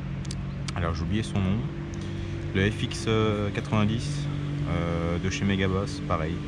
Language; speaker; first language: French; native; French